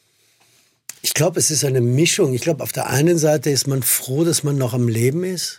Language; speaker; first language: German; non-native, fluent; Persian